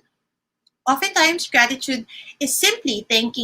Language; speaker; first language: English; non-native, local second language; Filipino